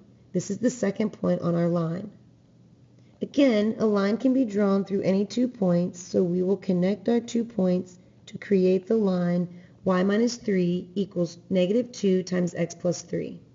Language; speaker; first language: English; native; English